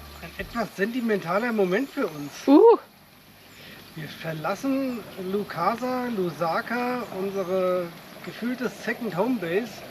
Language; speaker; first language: German; native; German